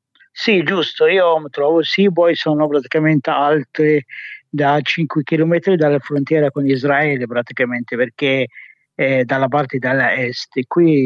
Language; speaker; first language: Italian; non-native, fluent; Arabic